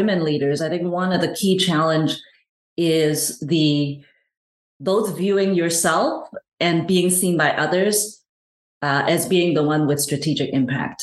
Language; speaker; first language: English; non-native, local second language; Cantonese